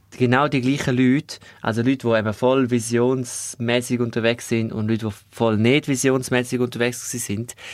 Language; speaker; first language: German; non-native, local second language; Romansh